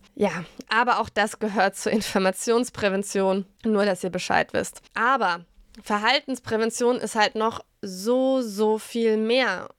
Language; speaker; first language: German; native; German